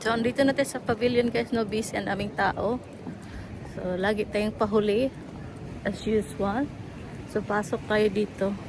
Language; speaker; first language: Filipino; native; Filipino